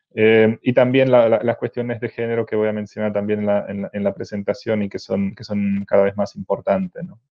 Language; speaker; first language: Spanish; non-native, fluent; Czech